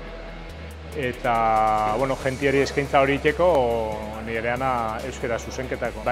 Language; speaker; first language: Basque; native; Basque